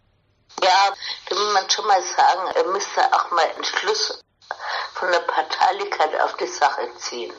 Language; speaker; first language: German; native; German